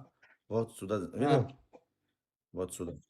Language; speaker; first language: Russian; non-native, learner; Uzbek